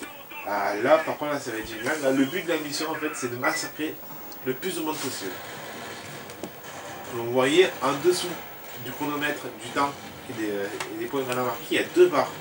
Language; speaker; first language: French; native; French